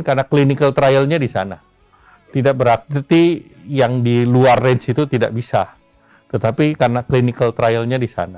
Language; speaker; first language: Indonesian; native; Indonesian